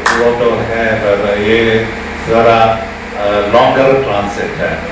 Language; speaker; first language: Hindi; early bilingual, heritage; Hindi